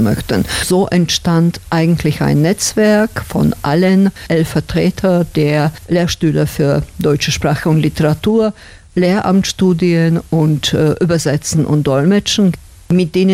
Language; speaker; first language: German; non-native, fluent; Slovak